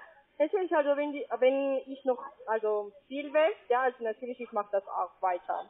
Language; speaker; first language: German; non-native, learner; Spanish